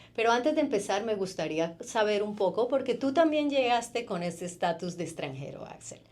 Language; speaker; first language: Spanish; native; Spanish